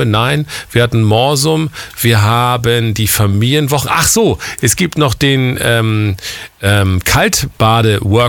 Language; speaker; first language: German; native; German